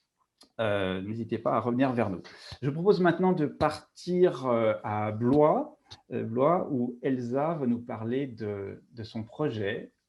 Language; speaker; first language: French; native; French